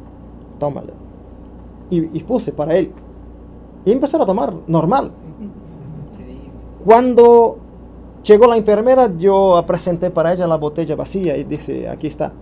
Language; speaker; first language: Spanish; non-native, fluent; Portuguese